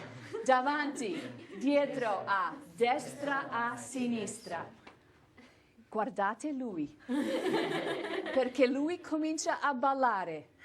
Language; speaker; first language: Italian; non-native, fluent; English